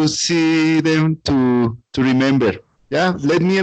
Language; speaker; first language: English; non-native, learner; Spanish